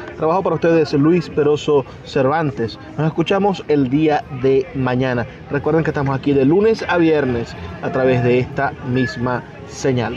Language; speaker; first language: Spanish; native; Spanish